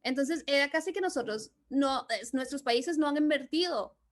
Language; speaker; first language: Spanish; early bilingual, other home language; English